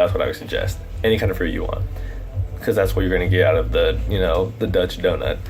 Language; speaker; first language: English; native; English